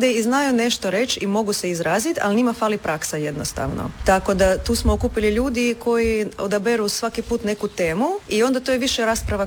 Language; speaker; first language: Croatian; non-native, fluent; Russian